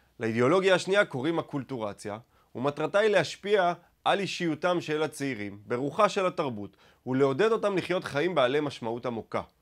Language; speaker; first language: Hebrew; native; Hebrew